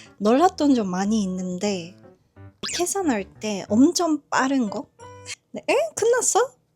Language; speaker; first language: Korean; non-native, fluent; Japanese